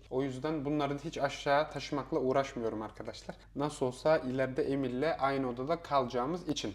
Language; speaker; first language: Turkish; native; Turkish